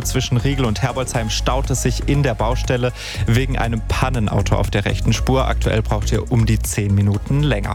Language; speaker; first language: German; native; German